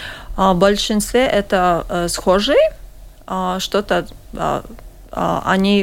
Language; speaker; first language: Russian; non-native, local second language; Latvian